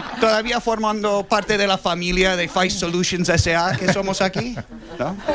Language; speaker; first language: Spanish; non-native, fluent; English